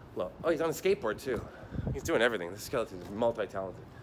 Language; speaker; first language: English; native; English